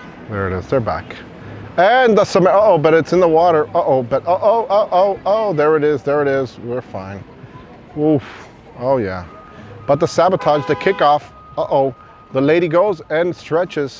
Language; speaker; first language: English; early bilingual, other home language; Spanish